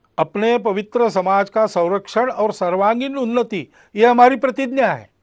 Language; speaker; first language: Hindi; non-native, local second language; Marathi